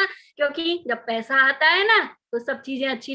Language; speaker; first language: Hindi; native; Hindi